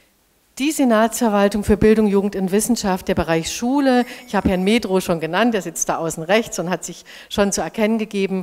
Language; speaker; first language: German; native; German